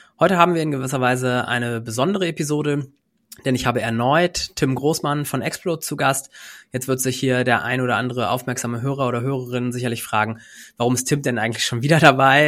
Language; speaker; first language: German; native; German